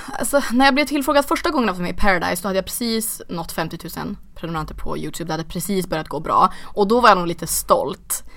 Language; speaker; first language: Swedish; native; Swedish